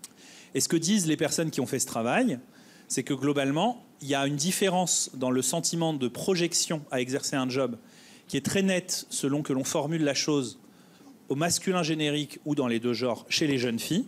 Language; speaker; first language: French; native; French